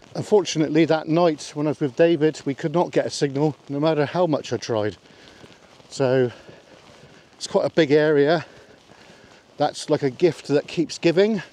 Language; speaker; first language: English; native; English